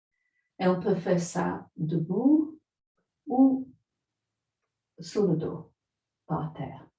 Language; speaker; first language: French; non-native, fluent; English